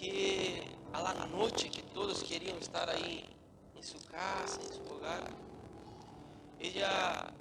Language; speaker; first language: Spanish; non-native, learner; Portuguese